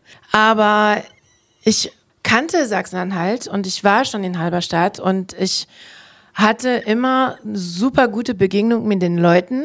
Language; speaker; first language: German; non-native, fluent; French